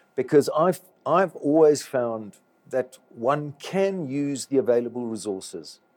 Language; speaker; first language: English; native; English